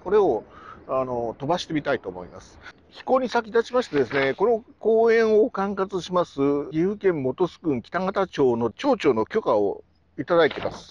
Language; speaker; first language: Japanese; native; Japanese